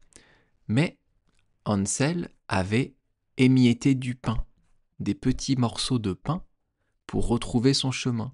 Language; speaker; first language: French; native; French